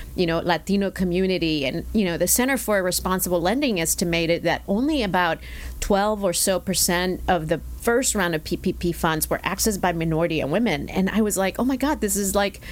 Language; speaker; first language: English; early bilingual, other home language; Spanish